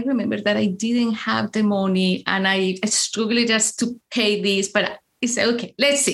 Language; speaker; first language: English; non-native, fluent; Spanish